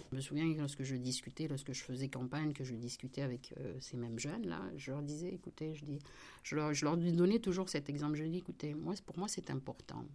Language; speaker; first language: French; native; French